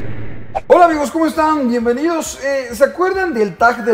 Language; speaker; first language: Spanish; native; Spanish